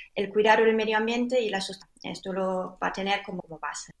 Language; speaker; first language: Spanish; non-native, fluent; German